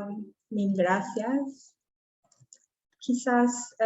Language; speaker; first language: Spanish; non-native, fluent; English